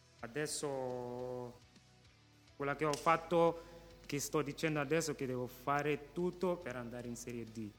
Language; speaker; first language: Italian; non-native, local second language; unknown